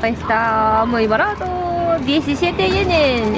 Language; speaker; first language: Spanish; non-native, learner; Japanese